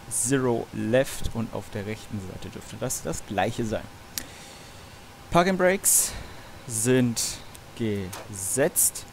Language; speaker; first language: German; native; German